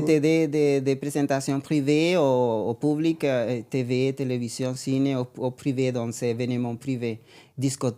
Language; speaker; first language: French; non-native, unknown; Spanish